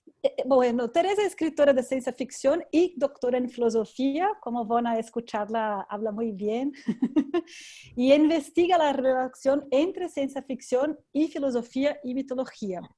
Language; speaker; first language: Spanish; non-native, fluent; Portuguese